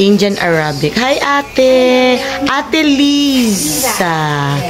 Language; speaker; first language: English; non-native, local second language; Filipino